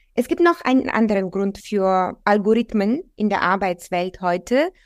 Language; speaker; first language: German; non-native, fluent; Bulgarian